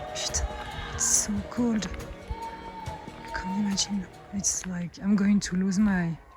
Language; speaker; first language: English; non-native, fluent; French